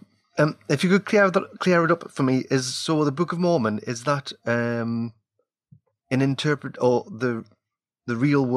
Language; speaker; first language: English; native; English